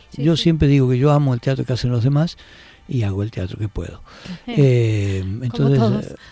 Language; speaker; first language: Spanish; native; Spanish